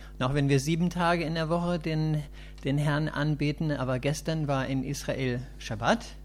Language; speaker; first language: German; native; German